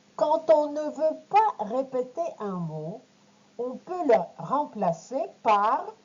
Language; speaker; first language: French; non-native, fluent; Ukrainian